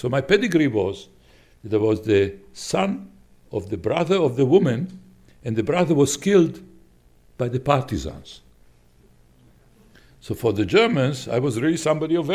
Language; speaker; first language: English; non-native, fluent; Slovak